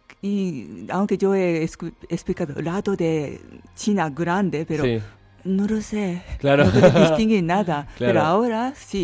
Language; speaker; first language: Spanish; non-native, learner; Japanese